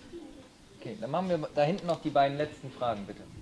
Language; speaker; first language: German; native; German